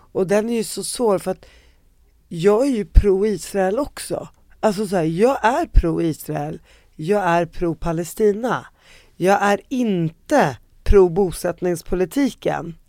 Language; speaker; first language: Swedish; early bilingual, other home language; Arabic